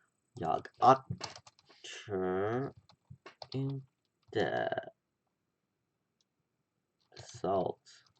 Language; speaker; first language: Swedish; non-native, learner; English